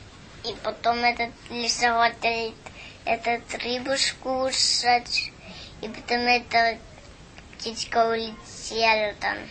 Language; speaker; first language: Russian; early bilingual, heritage; Russian